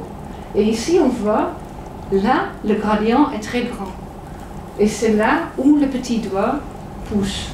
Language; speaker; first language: French; non-native, fluent; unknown